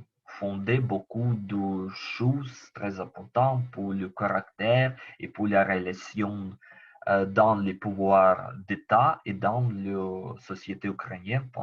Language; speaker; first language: French; non-native, learner; Ukrainian